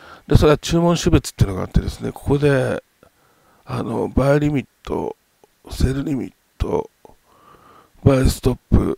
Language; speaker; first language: Japanese; native; Japanese